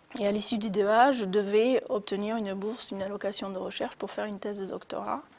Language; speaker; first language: French; early bilingual, other home language; Arabic